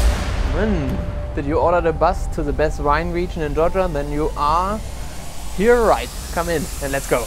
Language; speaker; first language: English; non-native, fluent; German